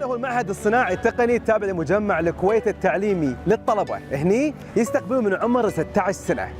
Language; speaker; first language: Arabic; native; Arabic